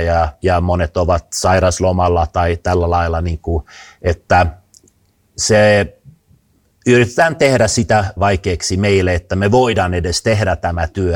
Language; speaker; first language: Finnish; non-native, fluent; Swedish